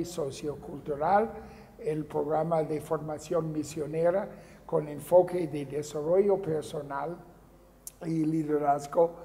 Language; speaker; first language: Spanish; non-native, fluent; English